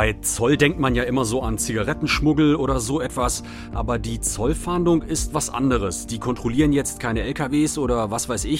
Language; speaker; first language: German; native; German